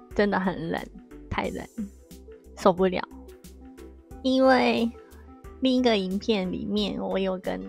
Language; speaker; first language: Chinese; non-native, fluent; Japanese